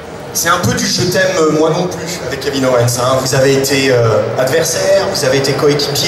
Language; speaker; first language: French; native; French